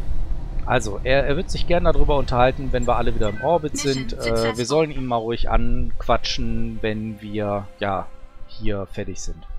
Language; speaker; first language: German; native; German